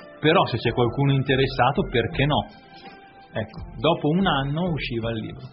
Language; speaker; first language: Italian; native; Italian